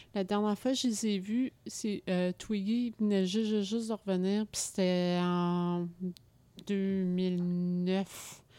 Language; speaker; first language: French; native; French